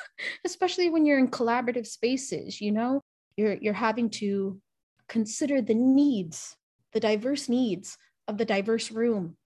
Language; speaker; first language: English; native; English